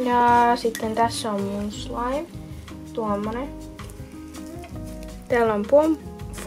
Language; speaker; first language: Finnish; native; Finnish